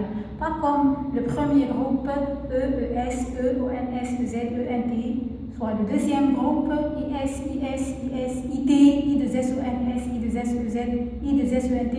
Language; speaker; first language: French; non-native, fluent; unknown